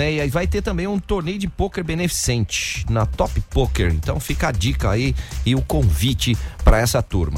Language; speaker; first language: Portuguese; native; Portuguese